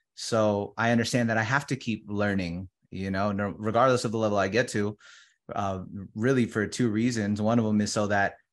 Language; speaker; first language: English; early bilingual, other home language; Filipino